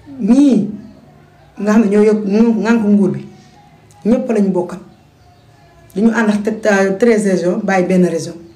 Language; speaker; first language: Wolof; non-native, local second language; Fula